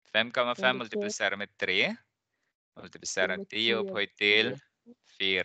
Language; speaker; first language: Swedish; non-native, fluent; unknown